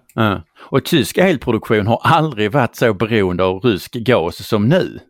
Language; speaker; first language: Swedish; native; Swedish